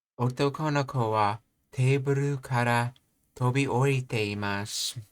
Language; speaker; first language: Japanese; non-native, learner; English